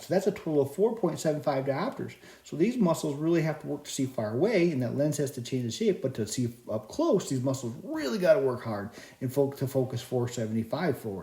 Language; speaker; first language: English; native; English